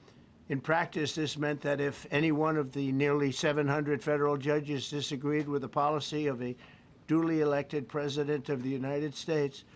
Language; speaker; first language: English; native; English